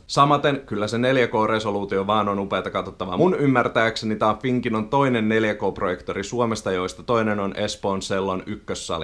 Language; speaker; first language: Finnish; native; Finnish